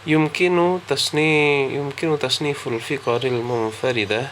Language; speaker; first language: Arabic; non-native, fluent; Indonesian